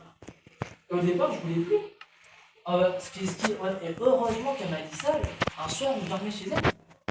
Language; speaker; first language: French; native; French